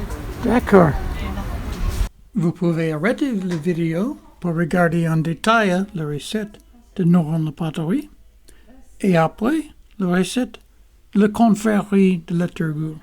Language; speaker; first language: French; non-native, fluent; English